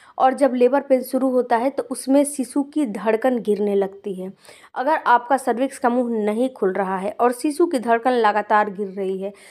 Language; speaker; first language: Hindi; native; Hindi